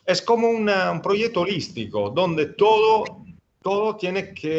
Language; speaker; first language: Spanish; non-native, fluent; Italian